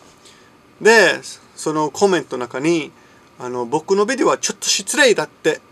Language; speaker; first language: Japanese; non-native, fluent; English